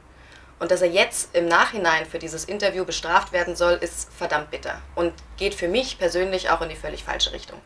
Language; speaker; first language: German; native; German